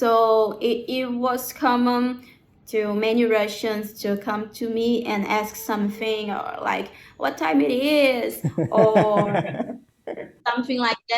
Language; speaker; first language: English; non-native, learner; Portuguese